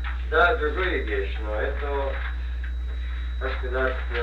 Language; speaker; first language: Russian; non-native, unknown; English